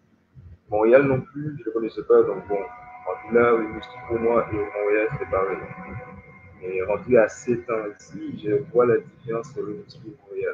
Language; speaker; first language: French; native; French